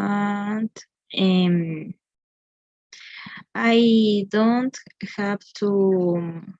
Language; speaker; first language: English; non-native, learner; Spanish